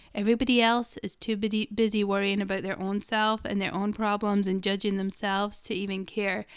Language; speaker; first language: English; native; English